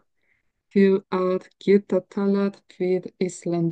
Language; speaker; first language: Icelandic; non-native, learner; Polish